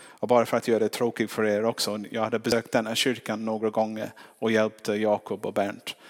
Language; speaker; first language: Swedish; non-native, fluent; English